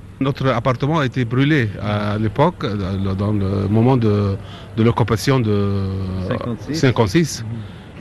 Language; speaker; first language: French; non-native, learner; Arabic